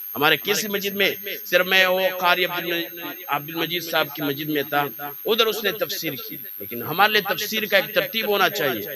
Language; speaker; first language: Urdu; non-native, local second language; Pashto